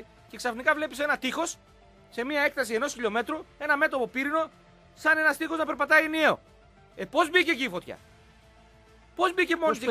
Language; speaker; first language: Greek; native; Greek